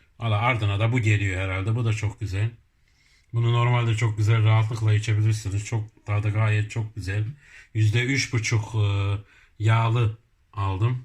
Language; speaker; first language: Turkish; early bilingual, heritage; Turkish